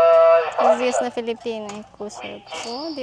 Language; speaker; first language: Russian; non-native, learner; Filipino